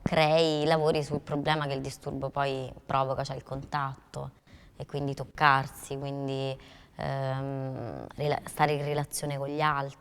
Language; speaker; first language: Italian; native; Italian